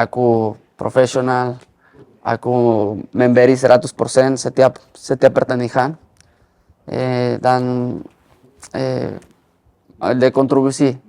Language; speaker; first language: Indonesian; non-native, learner; Spanish